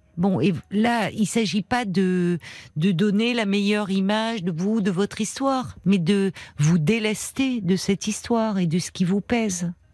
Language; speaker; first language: French; native; French